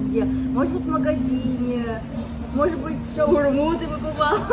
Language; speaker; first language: Russian; native; Russian